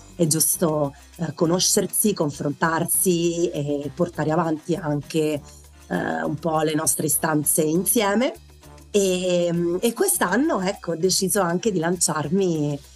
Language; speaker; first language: Italian; native; Italian